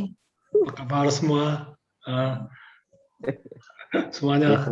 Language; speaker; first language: Indonesian; non-native, learner; Korean